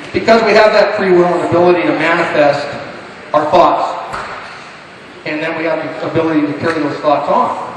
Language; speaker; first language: English; native; English